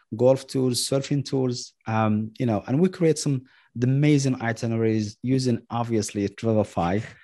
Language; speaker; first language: English; non-native, fluent; Arabic